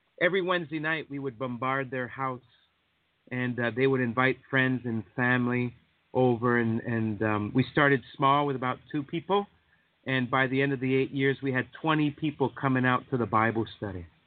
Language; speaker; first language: English; native; English